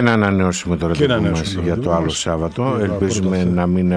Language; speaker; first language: Greek; native; Greek